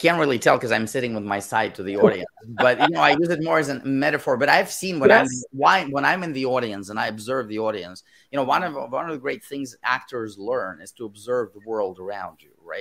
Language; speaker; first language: English; non-native, fluent; Russian